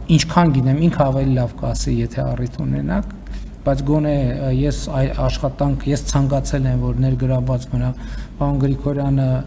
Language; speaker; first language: Armenian; native; Armenian